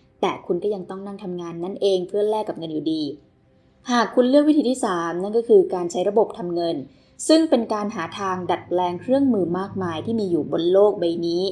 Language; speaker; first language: Thai; native; Thai